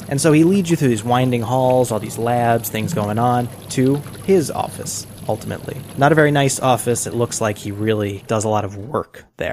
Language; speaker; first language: English; native; English